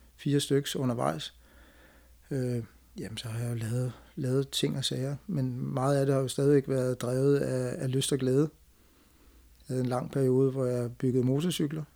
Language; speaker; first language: Danish; native; Danish